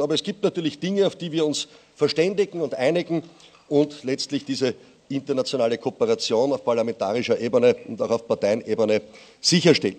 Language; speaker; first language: German; native; German